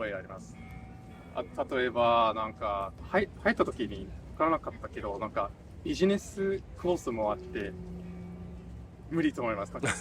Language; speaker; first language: Japanese; non-native, learner; English